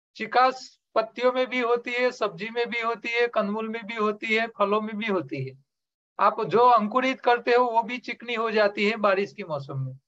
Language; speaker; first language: Hindi; non-native, local second language; Gujarati